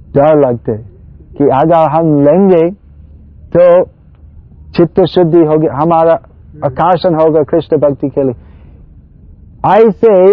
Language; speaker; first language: Hindi; non-native, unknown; English